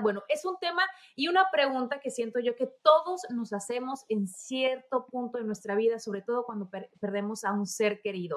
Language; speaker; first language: Spanish; native; Spanish